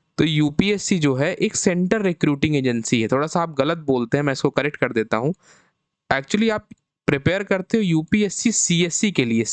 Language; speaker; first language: Hindi; native; Hindi